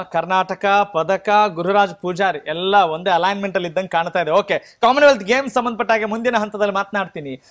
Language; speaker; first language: Kannada; native; Kannada